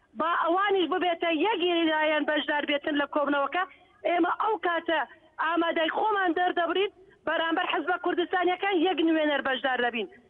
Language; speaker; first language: Central Kurdish; non-native, local second language; Turkish